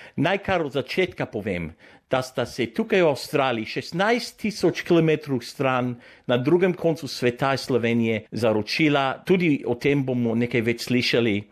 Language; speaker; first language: Slovenian; early bilingual, heritage; Slovenian